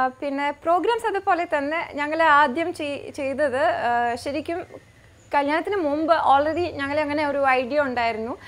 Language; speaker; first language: Malayalam; non-native, fluent; French